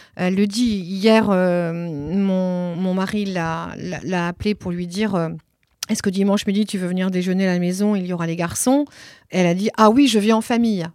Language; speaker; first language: French; early bilingual, other home language; Italian